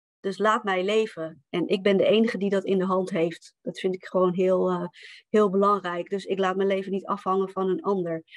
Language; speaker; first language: Dutch; native; Dutch